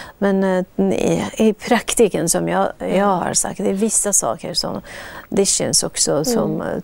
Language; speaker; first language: Swedish; non-native, fluent; Persian